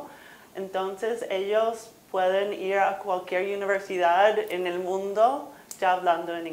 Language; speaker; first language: Spanish; non-native, fluent; English